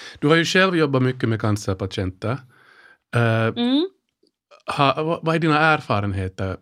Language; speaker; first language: Swedish; native; Swedish